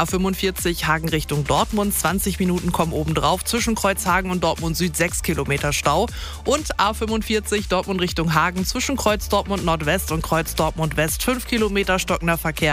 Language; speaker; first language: German; native; German